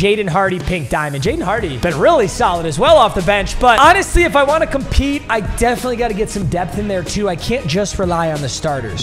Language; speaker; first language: English; native; English